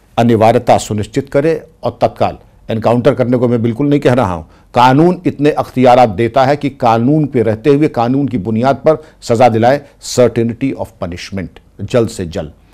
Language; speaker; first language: Hindi; native; Hindi